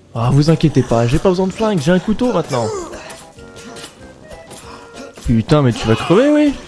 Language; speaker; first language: French; native; French